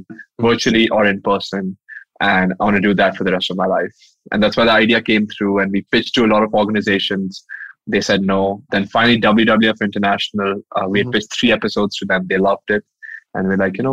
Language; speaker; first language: English; non-native, local second language; Hindi